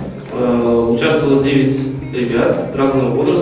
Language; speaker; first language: Russian; native; Russian